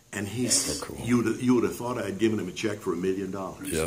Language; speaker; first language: English; native; English